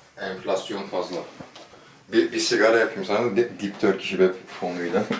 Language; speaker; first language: Turkish; native; Turkish